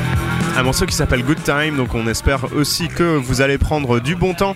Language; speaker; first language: French; native; French